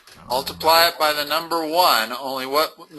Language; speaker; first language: English; native; English